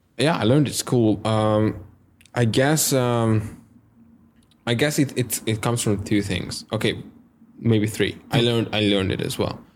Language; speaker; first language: English; non-native, fluent; Hungarian